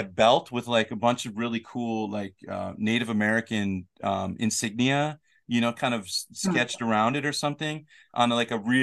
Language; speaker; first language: English; native; English